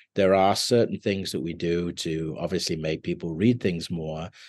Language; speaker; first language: English; native; English